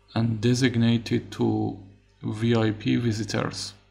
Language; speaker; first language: English; non-native, fluent; Persian